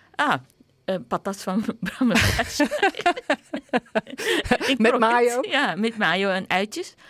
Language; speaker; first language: Dutch; non-native, fluent; Japanese